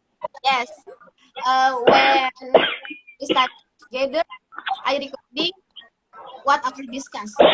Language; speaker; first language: English; non-native, learner; Indonesian